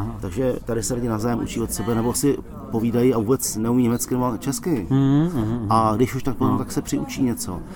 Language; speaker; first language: Czech; native; Czech